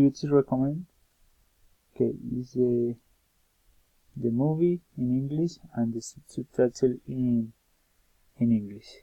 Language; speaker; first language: English; non-native, learner; Spanish